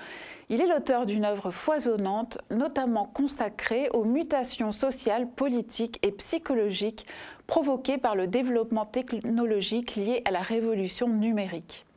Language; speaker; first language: French; native; French